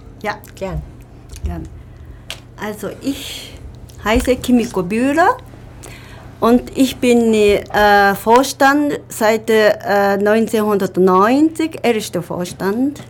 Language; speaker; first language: German; non-native, learner; Japanese